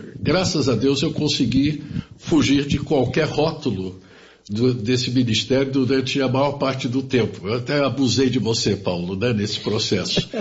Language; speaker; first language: Portuguese; early bilingual, other home language; German